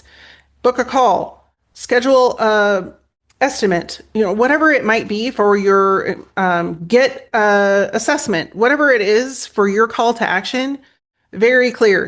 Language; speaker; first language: English; native; English